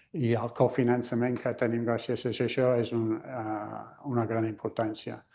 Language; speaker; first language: Catalan; non-native, fluent; English